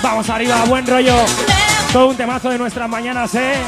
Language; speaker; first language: Spanish; native; Spanish